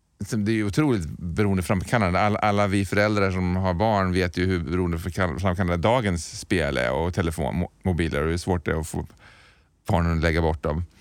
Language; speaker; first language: Swedish; native; Swedish